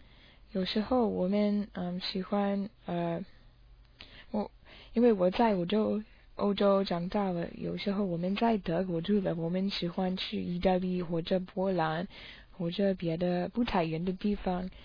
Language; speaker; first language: Chinese; non-native, learner; English